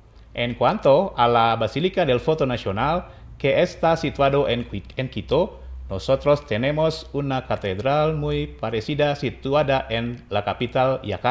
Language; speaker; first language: Spanish; non-native, fluent; Indonesian